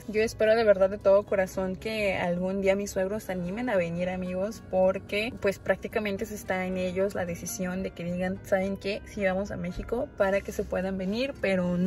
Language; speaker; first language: Spanish; native; Spanish